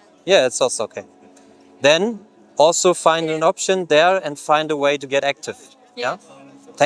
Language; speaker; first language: English; non-native, fluent; German